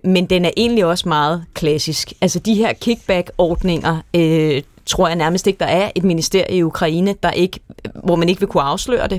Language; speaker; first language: Danish; native; Danish